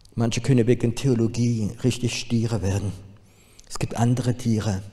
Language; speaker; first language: German; non-native, fluent; French